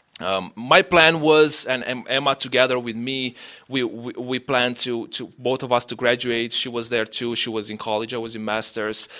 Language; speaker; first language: English; non-native, fluent; Romanian